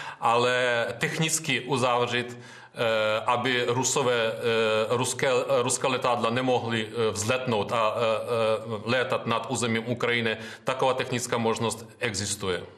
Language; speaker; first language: Czech; non-native, fluent; Ukrainian